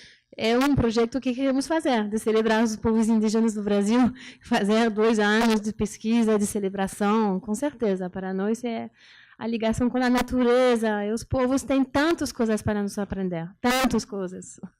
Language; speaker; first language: Portuguese; non-native, learner; French